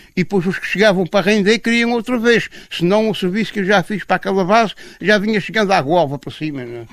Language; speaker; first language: Portuguese; native; Portuguese